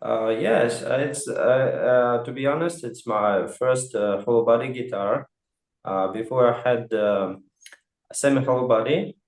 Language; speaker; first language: English; non-native, fluent; Russian